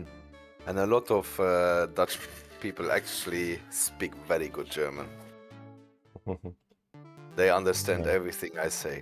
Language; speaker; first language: English; non-native, fluent; German